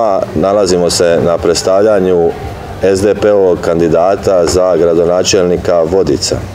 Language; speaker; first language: Serbian; native; Serbian